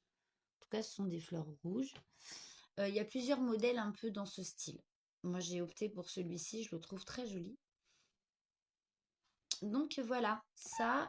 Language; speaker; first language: French; native; French